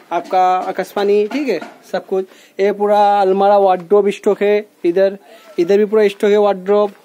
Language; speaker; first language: Hindi; non-native, local second language; Bangla